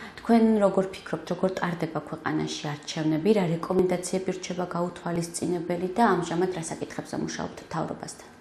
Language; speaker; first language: Georgian; native; Georgian